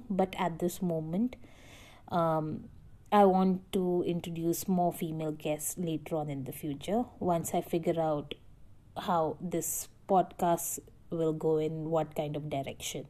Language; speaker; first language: English; non-native, local second language; Hindi